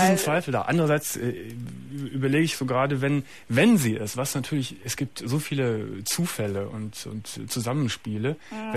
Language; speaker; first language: German; native; German